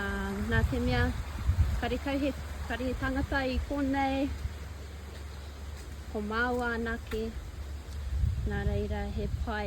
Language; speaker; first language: Māori; non-native, local second language; English